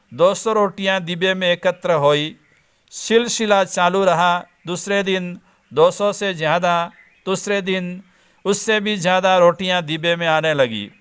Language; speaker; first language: Hindi; non-native, local second language; Gujarati